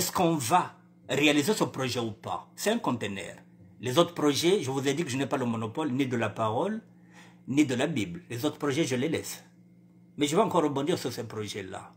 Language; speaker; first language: French; non-native, local second language; Lingala